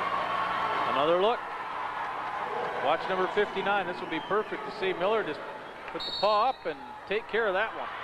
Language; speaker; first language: English; native; English